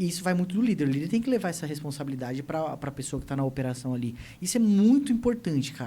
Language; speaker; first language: Portuguese; native; Portuguese